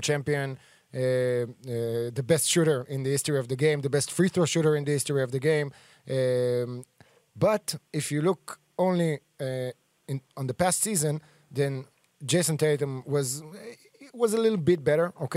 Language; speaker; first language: English; non-native, fluent; Hebrew